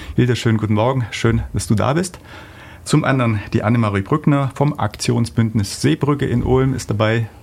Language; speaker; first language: German; native; German